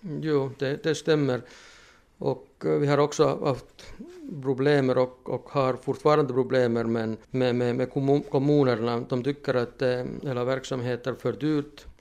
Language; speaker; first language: Swedish; non-native, fluent; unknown